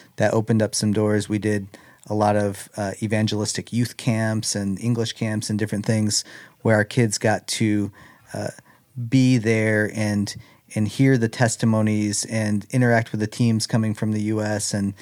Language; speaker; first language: English; early bilingual, other home language; German